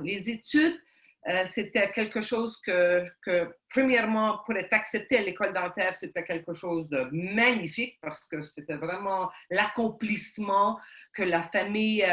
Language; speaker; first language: French; early bilingual, heritage; Ukrainian